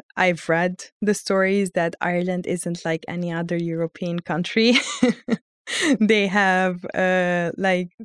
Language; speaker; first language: English; early bilingual, heritage; Armenian